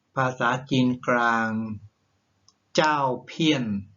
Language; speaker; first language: Thai; native; Thai